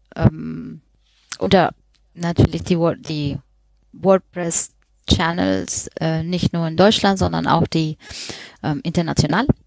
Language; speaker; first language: German; non-native, fluent; Spanish